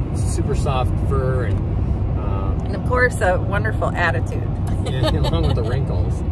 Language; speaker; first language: English; native; English